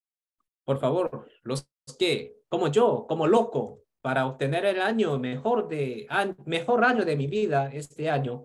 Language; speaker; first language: Spanish; non-native, fluent; Korean